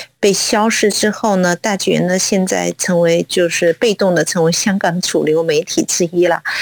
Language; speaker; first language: Chinese; non-native, local second language; Cantonese